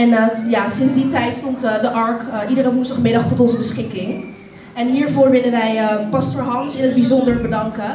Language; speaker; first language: Dutch; native; Dutch